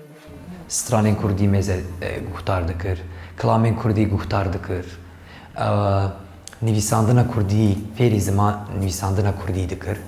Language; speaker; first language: Kurdish; non-native, local second language; Turkish